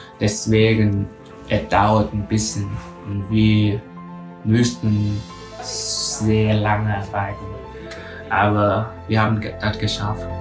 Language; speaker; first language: German; non-native, fluent; Vietnamese